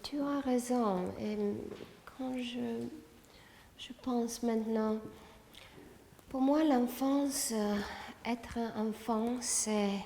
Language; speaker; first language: French; non-native, fluent; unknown